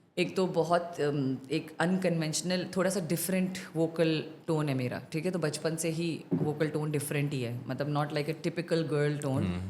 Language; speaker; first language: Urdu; non-native, local second language; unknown